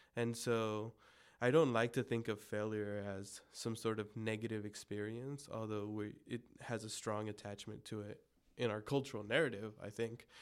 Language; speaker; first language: English; early bilingual, other home language; Spanish